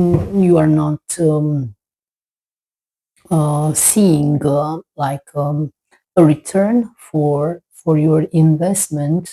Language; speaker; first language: English; non-native, fluent; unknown